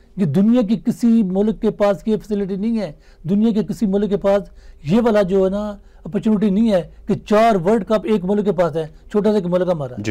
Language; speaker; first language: Urdu; native; Urdu